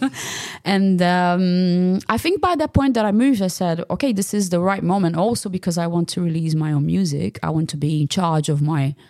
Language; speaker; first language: English; non-native, fluent; Portuguese